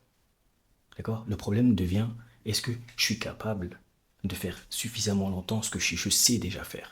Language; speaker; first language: French; native; French